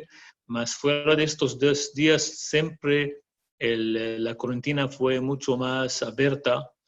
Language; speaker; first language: Spanish; non-native, fluent; Arabic